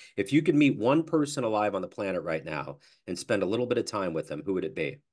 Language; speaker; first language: English; native; English